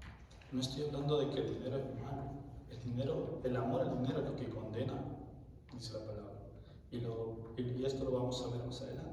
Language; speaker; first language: Spanish; native; Spanish